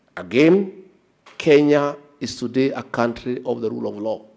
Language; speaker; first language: English; non-native, local second language; Kikuyu